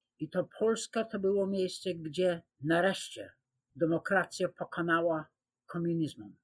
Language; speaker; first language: Polish; non-native, fluent; English